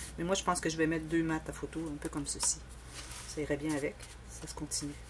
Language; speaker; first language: French; native; French